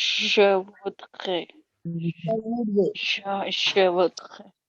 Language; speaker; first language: French; non-native, learner; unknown